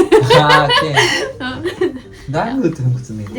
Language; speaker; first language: German; non-native, learner; Japanese